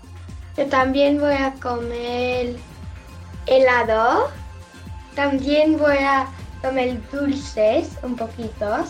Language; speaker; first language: Spanish; early bilingual, heritage; Spanish